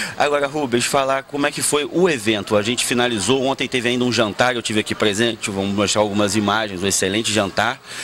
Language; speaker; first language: Portuguese; native; Portuguese